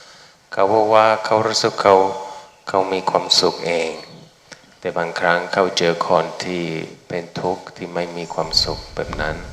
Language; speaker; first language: Thai; non-native, fluent; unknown